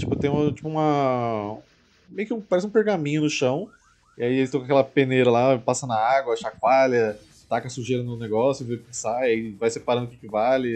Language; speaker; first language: Portuguese; native; Portuguese